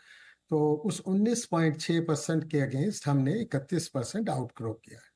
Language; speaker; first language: Hindi; native; Hindi